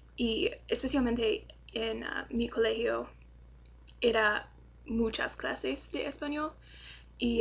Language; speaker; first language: Spanish; non-native, learner; English